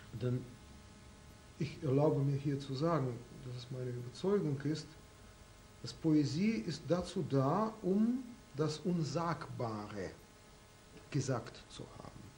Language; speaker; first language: German; non-native, fluent; Russian